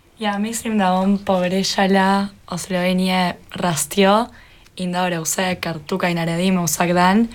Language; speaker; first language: Slovenian; early bilingual, heritage; Spanish